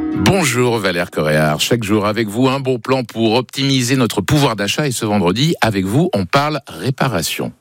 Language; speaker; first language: French; native; French